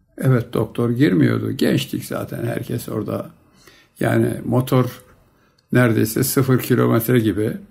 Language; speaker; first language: Turkish; native; Turkish